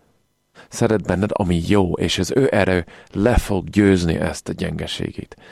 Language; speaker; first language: Hungarian; non-native, fluent; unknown